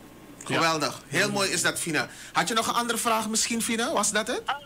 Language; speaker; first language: Dutch; native; Dutch